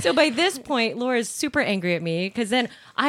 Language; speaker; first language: English; native; English